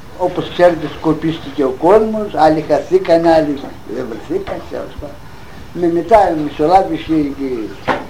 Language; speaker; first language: Greek; native; Greek